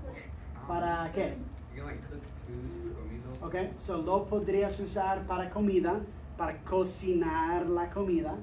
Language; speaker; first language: Spanish; non-native, fluent; English